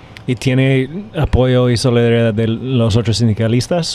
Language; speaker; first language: Spanish; non-native, fluent; English